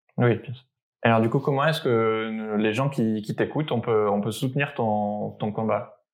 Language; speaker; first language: French; native; French